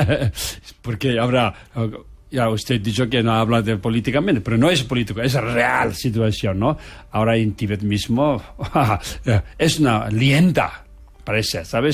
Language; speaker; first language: Spanish; non-native, learner; Tibetan